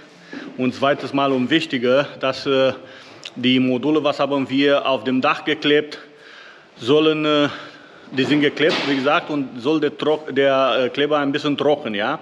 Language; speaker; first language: German; non-native, learner; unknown